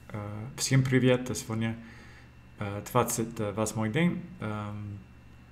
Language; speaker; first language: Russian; non-native, learner; English